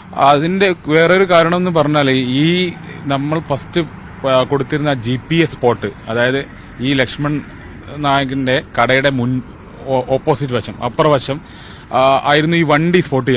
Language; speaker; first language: Malayalam; native; Malayalam